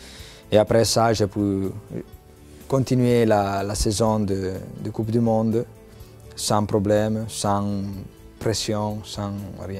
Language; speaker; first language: French; non-native, local second language; Italian